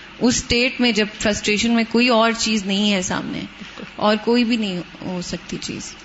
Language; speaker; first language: Urdu; non-native, local second language; Punjabi